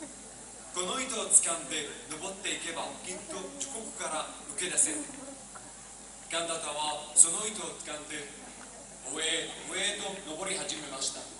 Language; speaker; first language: Japanese; non-native, learner; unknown